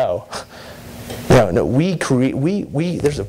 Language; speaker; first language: English; native; English